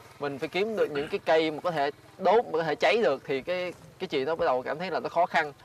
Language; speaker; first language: Vietnamese; native; Vietnamese